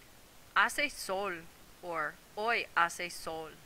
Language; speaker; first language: Spanish; non-native, fluent; English